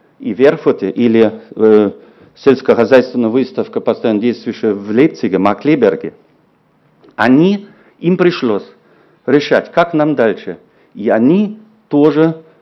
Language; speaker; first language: Russian; non-native, fluent; German